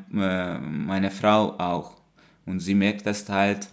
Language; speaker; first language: German; non-native, fluent; Hungarian